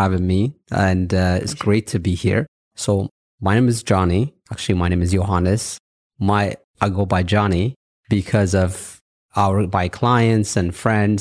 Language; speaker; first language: English; early bilingual, other home language; Amharic